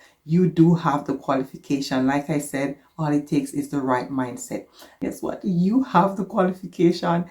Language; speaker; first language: English; native; English